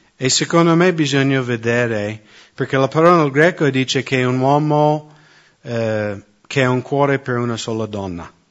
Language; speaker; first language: Italian; non-native, fluent; English